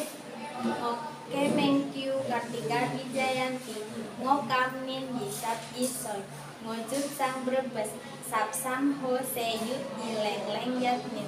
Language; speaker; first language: Cantonese; non-native, learner; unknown